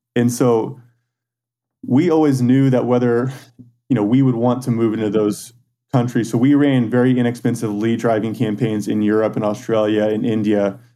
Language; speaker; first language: English; native; English